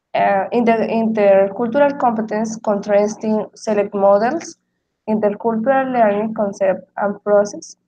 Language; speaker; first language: English; non-native, learner; Spanish